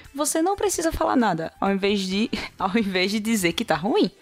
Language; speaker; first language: Portuguese; native; Portuguese